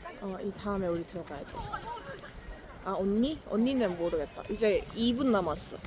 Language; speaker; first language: Korean; native; Korean